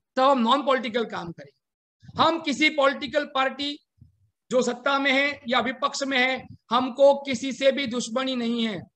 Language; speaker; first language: Hindi; non-native, local second language; Marathi